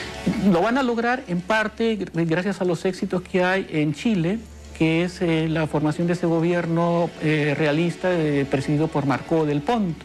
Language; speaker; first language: Spanish; native; Spanish